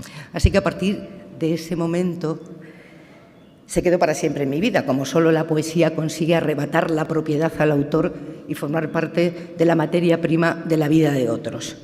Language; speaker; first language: Spanish; native; Spanish